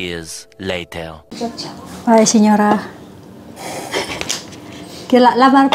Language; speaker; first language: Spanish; non-native, learner; Indonesian